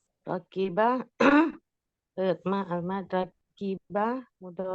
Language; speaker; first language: Arabic; non-native, learner; Indonesian